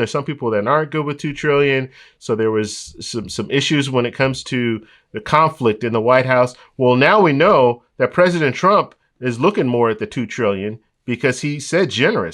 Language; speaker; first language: English; native; English